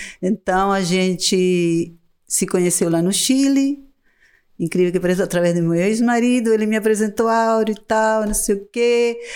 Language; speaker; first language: Portuguese; non-native, fluent; Spanish